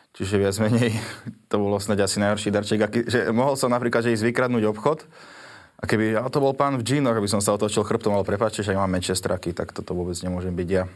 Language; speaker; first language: Slovak; non-native, fluent; Russian